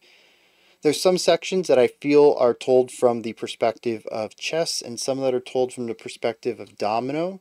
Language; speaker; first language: English; native; English